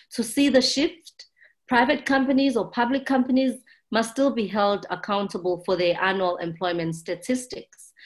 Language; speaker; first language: English; non-native, local second language; Zulu